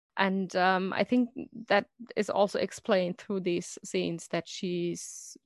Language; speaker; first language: English; non-native, fluent; German